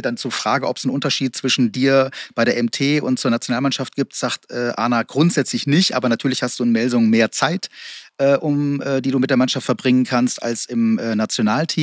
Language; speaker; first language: German; native; German